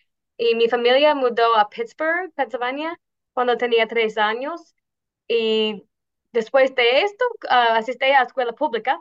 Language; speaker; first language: Spanish; non-native, fluent; English